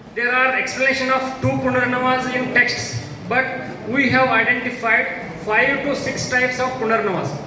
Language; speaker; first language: English; non-native, local second language; Kannada